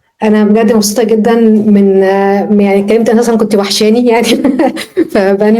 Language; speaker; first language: Arabic; native; Arabic